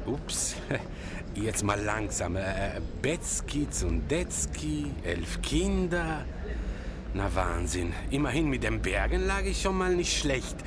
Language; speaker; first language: German; native; German